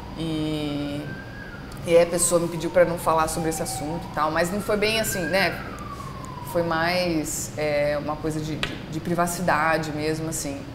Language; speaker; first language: Portuguese; native; Portuguese